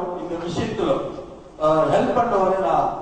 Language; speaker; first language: Tamil; non-native, local second language; Telugu